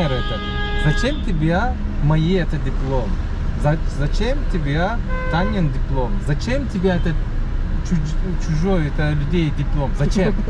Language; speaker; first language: Russian; non-native, learner; Turkish